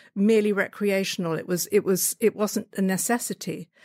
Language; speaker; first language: English; native; English